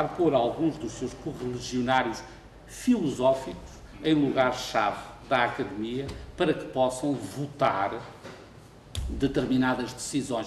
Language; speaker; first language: Portuguese; native; Portuguese